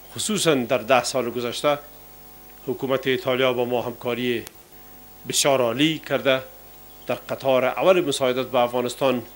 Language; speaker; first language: Persian; non-native, local second language; Pashto